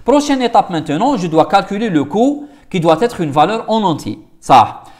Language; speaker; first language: French; non-native, local second language; Arabic